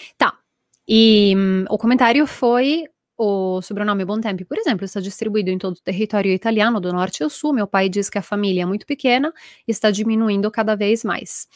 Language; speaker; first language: Portuguese; non-native, fluent; Italian